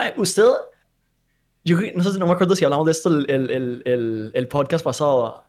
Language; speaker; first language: Spanish; early bilingual, other home language; English